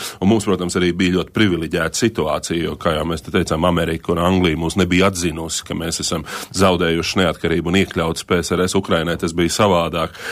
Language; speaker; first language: Latvian; native; Latvian